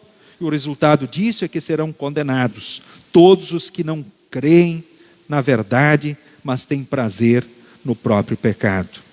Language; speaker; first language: Portuguese; native; Portuguese